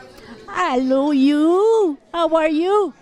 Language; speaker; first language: English; non-native, local second language; French